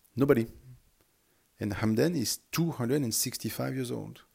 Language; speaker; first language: English; non-native, fluent; French